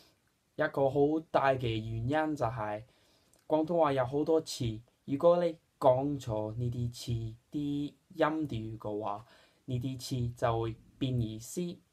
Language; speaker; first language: Cantonese; non-native, fluent; English